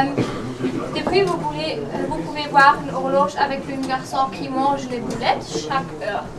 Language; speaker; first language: French; non-native, learner; German